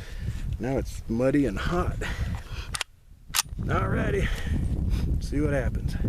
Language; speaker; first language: English; native; English